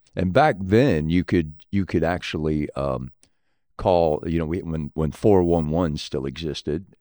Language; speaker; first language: English; native; English